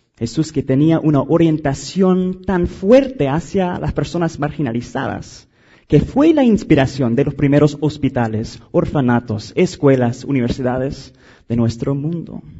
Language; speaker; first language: Spanish; non-native, fluent; English